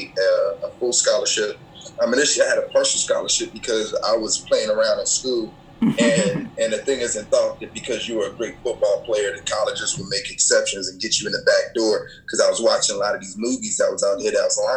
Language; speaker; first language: English; native; English